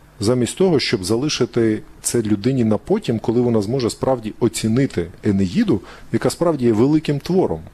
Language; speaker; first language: Ukrainian; native; Ukrainian